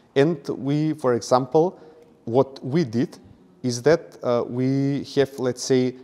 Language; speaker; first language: English; non-native, fluent; Macedonian